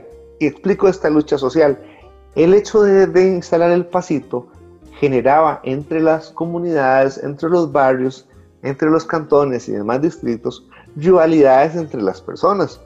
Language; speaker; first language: Spanish; native; Spanish